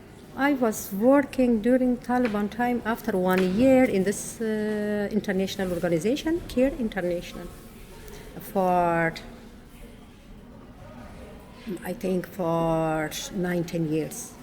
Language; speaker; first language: English; non-native, learner; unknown